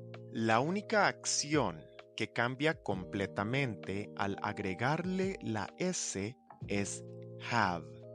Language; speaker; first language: Spanish; native; Spanish